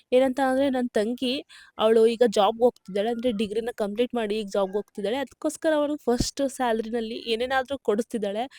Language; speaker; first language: Kannada; native; Kannada